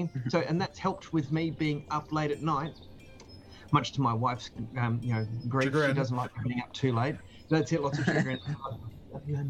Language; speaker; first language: English; native; English